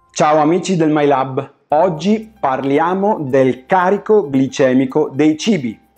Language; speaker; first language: Italian; native; Italian